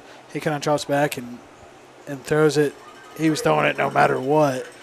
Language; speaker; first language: English; native; English